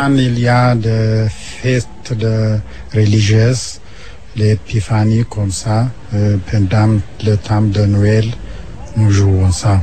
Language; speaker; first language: French; non-native, learner; Amharic